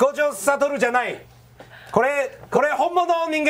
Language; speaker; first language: Japanese; non-native, learner; Chinese